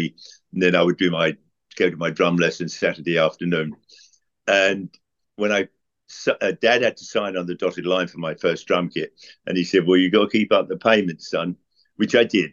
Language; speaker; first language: English; native; English